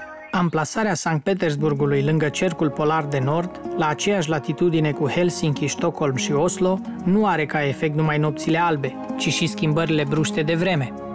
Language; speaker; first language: Romanian; native; Romanian